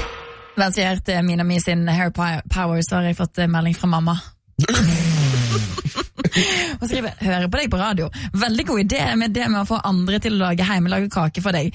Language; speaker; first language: Norwegian; native; Norwegian